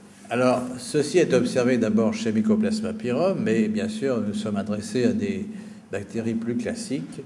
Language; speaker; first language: French; native; French